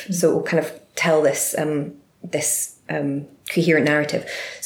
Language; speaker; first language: English; native; English